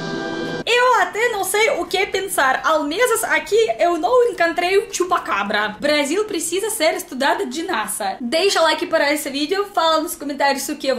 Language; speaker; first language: Portuguese; non-native, learner; Russian